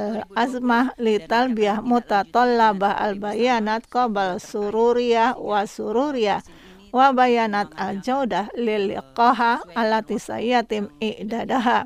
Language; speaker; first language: Arabic; non-native, fluent; Indonesian